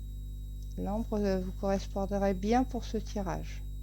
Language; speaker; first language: French; native; French